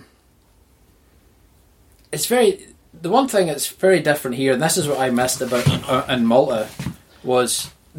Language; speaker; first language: English; native; English